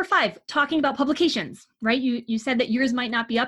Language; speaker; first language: English; native; English